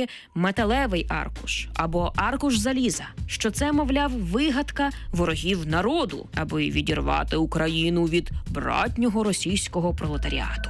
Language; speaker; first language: Ukrainian; native; Ukrainian